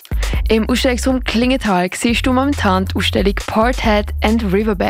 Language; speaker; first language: German; native; German